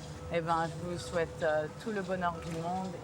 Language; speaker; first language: French; native; French